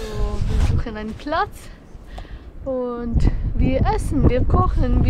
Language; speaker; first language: German; non-native, fluent; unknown